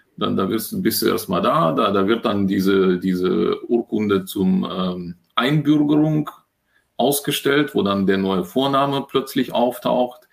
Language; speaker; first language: German; early bilingual, other home language; Russian